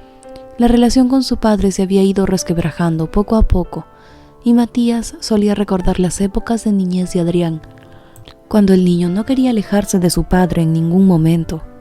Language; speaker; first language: Spanish; native; Spanish